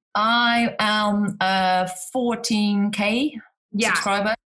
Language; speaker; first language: English; non-native, fluent; Dutch